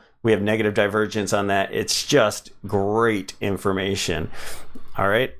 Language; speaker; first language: English; native; English